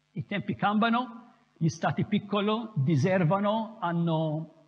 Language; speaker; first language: Italian; non-native, fluent; Maltese